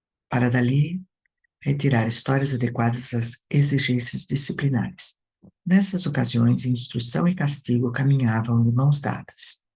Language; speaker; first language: Portuguese; native; Portuguese